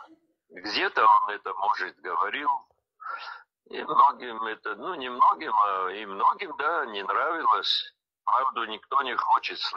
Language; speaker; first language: Russian; non-native, local second language; Abkhazian